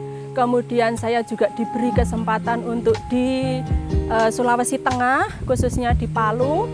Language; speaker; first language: Indonesian; non-native, local second language; Javanese